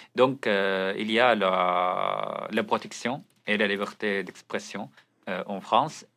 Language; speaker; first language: French; non-native, fluent; Arabic